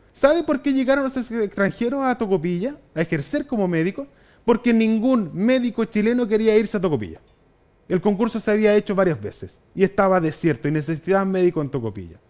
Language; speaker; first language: Spanish; native; Spanish